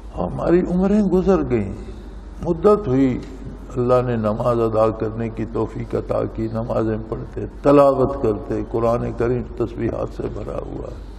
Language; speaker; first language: Urdu; non-native, local second language; Punjabi